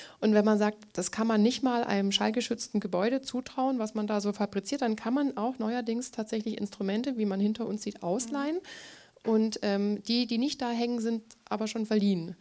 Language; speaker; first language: German; native; German